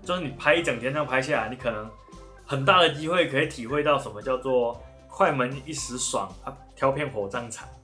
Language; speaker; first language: Chinese; native; Chinese